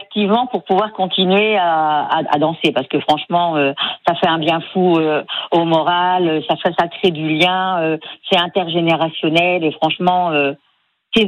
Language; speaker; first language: French; native; French